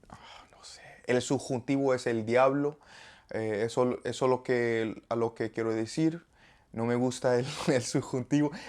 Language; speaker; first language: Spanish; non-native, learner; English